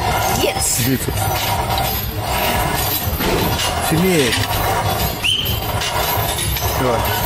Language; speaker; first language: Russian; native; Russian